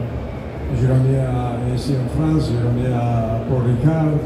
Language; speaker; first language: French; non-native, learner; Italian